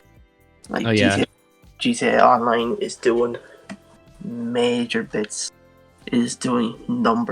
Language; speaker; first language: English; native; English